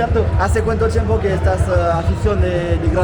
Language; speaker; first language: Spanish; non-native, learner; French